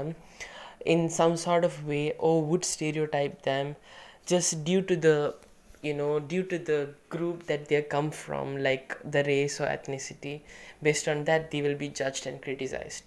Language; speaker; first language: English; non-native, local second language; Tamil